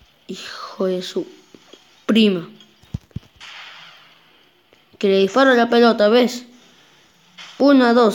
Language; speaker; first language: Spanish; native; Spanish